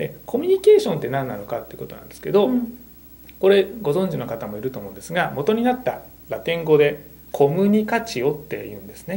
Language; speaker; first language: Japanese; native; Japanese